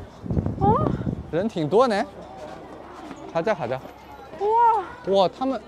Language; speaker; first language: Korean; non-native, fluent; Chinese